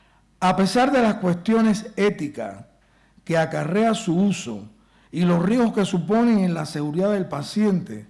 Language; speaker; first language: Spanish; native; Spanish